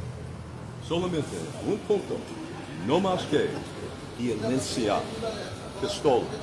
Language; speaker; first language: Spanish; non-native, learner; English